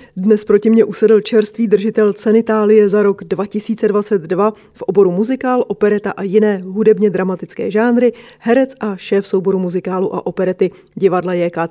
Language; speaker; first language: Czech; native; Czech